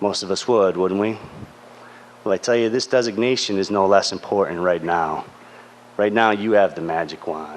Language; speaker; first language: English; native; English